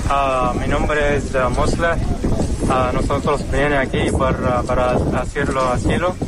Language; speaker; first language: Spanish; non-native, learner; Arabic